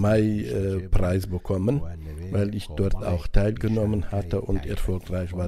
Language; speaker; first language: German; non-native, fluent; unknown